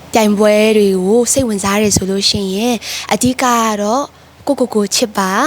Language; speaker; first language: Burmese; native; Burmese